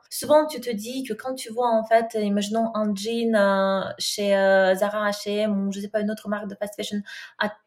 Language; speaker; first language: French; non-native, fluent; Russian